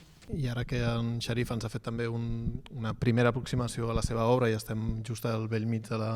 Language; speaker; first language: Catalan; native; Catalan